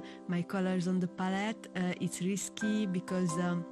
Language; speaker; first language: English; non-native, fluent; Hungarian